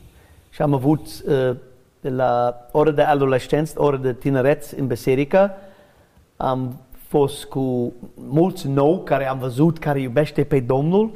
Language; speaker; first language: Romanian; non-native, learner; English